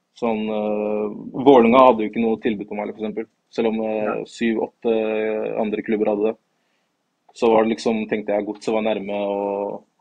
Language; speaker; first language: Norwegian; early bilingual, other home language; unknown